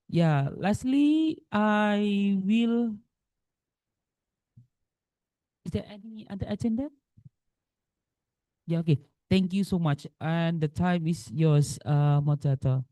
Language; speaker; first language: English; non-native, local second language; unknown